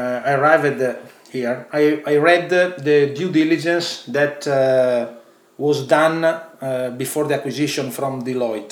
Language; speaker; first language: English; non-native, learner; Italian